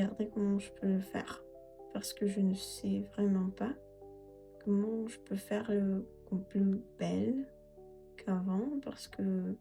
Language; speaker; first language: French; non-native, fluent; Russian